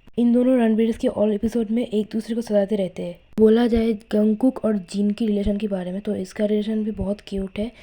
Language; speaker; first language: Hindi; non-native, local second language; Bangla